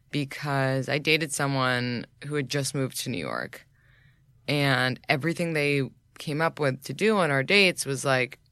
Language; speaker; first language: English; native; English